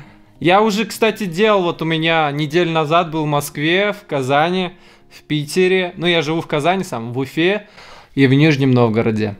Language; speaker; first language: Russian; native; Russian